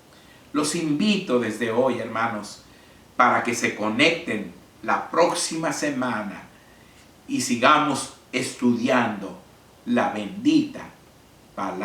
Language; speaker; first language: Spanish; native; Spanish